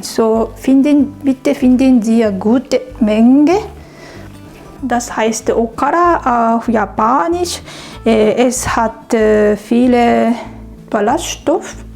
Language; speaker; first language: German; non-native, learner; Japanese